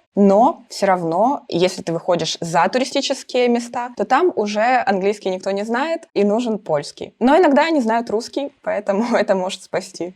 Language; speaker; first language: Russian; native; Russian